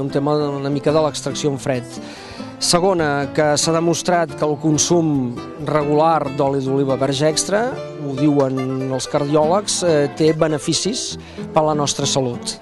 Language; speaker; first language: Catalan; native; Catalan